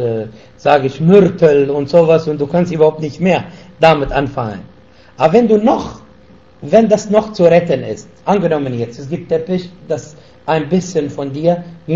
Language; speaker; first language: German; non-native, fluent; Arabic